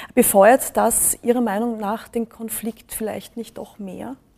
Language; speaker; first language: German; native; German